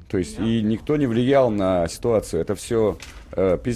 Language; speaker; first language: Russian; native; Russian